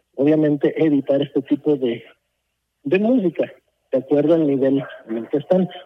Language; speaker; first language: Spanish; early bilingual, heritage; Spanish